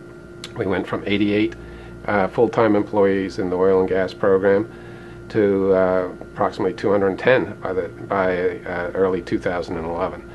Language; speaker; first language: English; native; English